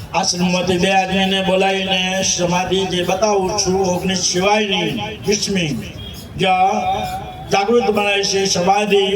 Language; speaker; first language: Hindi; non-native, local second language; Gujarati